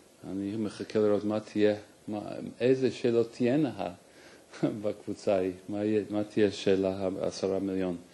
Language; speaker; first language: Hebrew; non-native, fluent; English